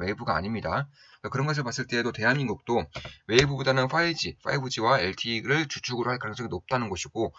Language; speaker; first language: Korean; native; Korean